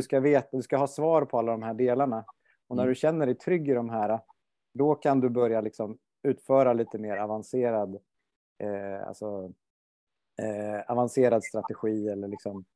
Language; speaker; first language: Swedish; native; Swedish